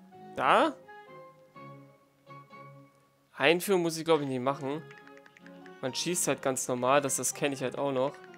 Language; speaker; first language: German; native; German